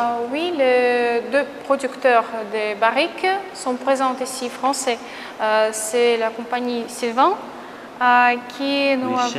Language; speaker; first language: French; non-native, fluent; Russian